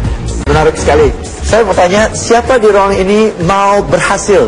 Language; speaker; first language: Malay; non-native, local second language; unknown